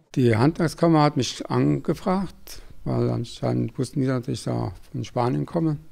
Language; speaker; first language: German; early bilingual, other home language; Spanish